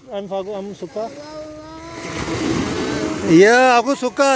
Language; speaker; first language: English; non-native, learner; Urdu